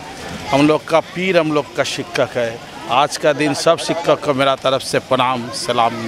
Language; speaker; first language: Hindi; non-native, local second language; Bangla